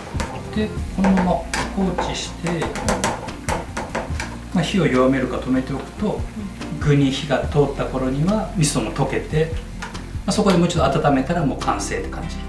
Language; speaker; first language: Japanese; native; Japanese